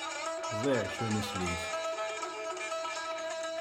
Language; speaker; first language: German; non-native, fluent; Kurdish